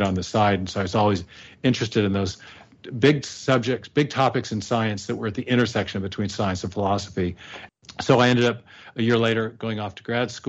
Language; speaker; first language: English; native; English